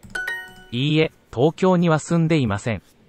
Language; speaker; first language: Japanese; non-native, learner; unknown